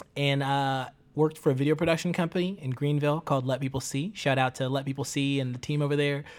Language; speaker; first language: English; early bilingual, other home language; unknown